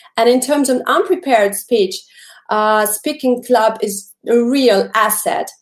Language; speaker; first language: English; non-native, fluent; Russian